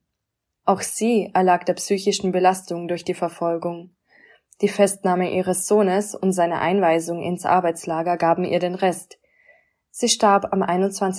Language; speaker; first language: German; native; German